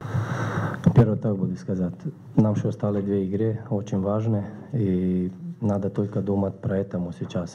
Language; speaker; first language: Russian; non-native, learner; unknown